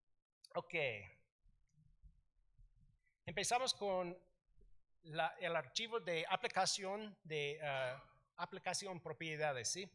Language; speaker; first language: Spanish; non-native, learner; English